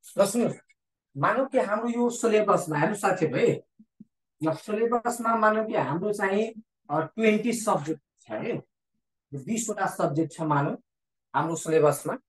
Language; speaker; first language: Nepali; non-native, local second language; Maithili